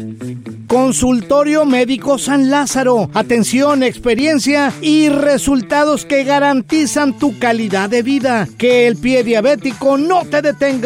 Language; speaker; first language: Spanish; native; Spanish